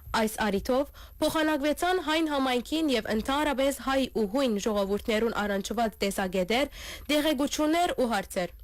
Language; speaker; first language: Armenian; early bilingual, heritage; Armenian